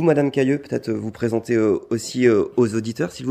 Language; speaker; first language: French; native; French